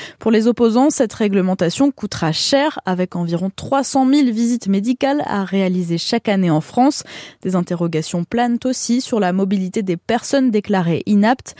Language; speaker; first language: French; native; French